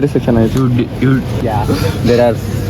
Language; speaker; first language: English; non-native, local second language; Kannada